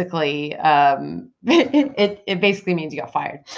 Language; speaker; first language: English; native; English